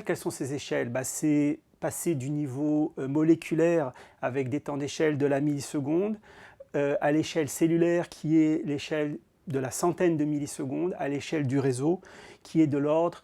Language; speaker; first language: French; native; French